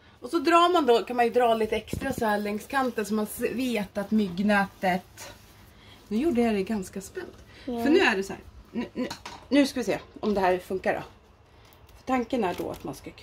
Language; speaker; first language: Swedish; native; Swedish